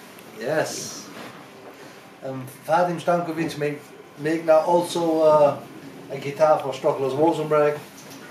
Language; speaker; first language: English; non-native, learner; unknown